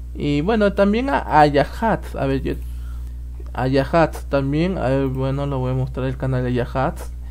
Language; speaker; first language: Spanish; native; Spanish